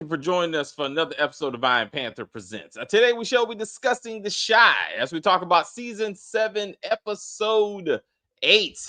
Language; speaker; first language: English; native; English